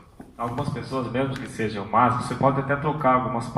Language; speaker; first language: Portuguese; native; Portuguese